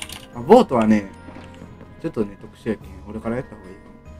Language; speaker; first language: Japanese; native; Japanese